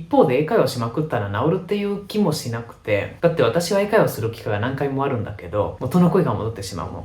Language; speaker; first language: Japanese; non-native, fluent; Spanish